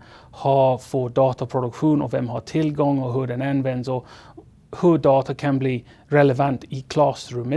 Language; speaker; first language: Swedish; non-native, fluent; English